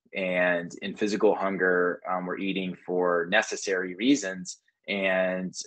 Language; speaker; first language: English; native; English